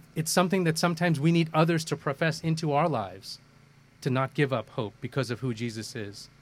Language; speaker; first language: English; early bilingual, other home language; Malayalam